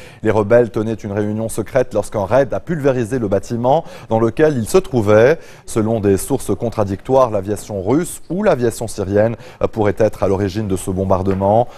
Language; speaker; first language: French; non-native, local second language; Arabic